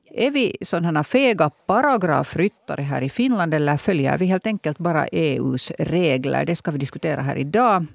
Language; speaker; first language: Swedish; native; Swedish